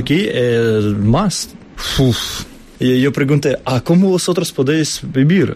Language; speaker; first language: Spanish; non-native, learner; Russian